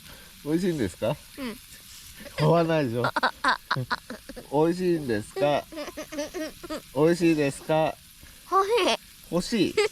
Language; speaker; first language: Japanese; native; Japanese